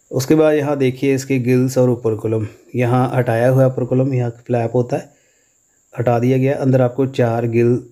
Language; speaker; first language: Urdu; non-native, local second language; Punjabi